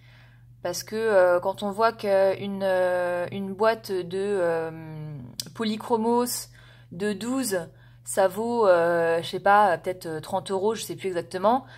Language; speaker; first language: French; native; French